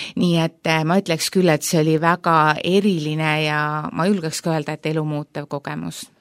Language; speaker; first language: Estonian; native; Estonian